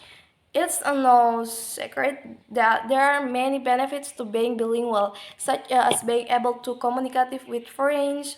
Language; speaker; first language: English; non-native, learner; Indonesian